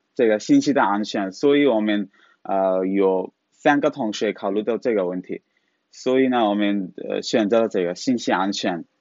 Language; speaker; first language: Chinese; non-native, fluent; Bangla